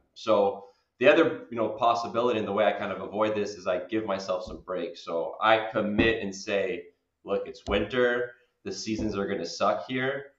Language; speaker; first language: English; native; English